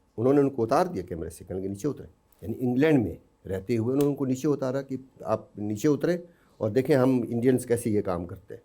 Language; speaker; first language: Urdu; non-native, local second language; Baluchi